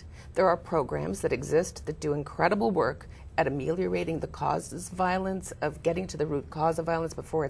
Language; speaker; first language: English; native; English